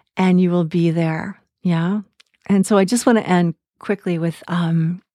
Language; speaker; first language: English; native; English